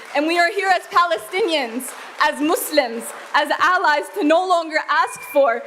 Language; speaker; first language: English; early bilingual, other home language; Arabic